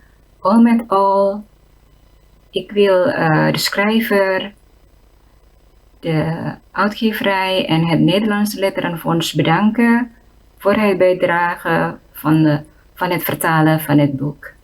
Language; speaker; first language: Dutch; non-native, fluent; Indonesian